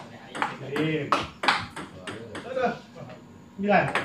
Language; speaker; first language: Indonesian; native; Indonesian